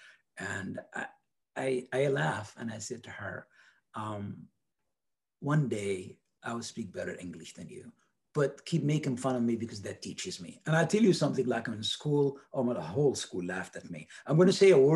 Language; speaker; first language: English; non-native, fluent; Arabic